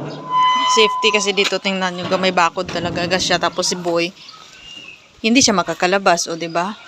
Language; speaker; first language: Filipino; non-native, local second language; Cebuano